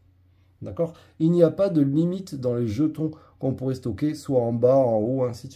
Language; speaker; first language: French; native; French